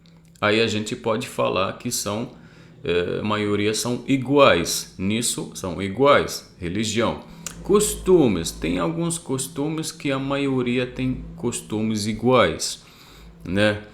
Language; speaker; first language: Portuguese; non-native, fluent; Arabic